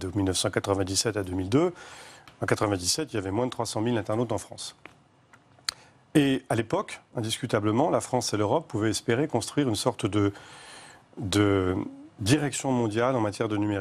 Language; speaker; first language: French; native; French